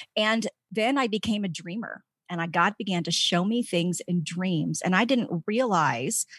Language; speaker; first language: English; native; English